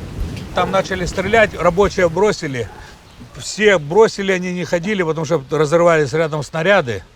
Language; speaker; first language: Russian; native; Russian